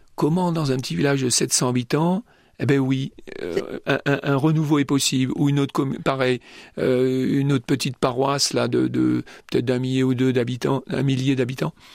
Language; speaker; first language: French; native; French